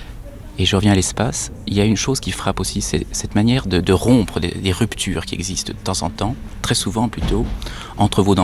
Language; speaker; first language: French; native; French